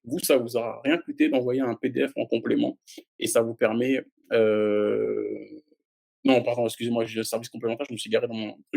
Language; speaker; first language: French; native; French